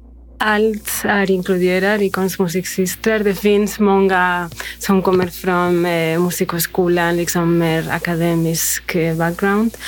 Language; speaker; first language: Swedish; non-native, fluent; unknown